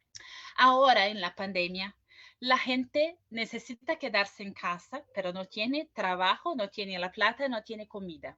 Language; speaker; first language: Spanish; non-native, fluent; Portuguese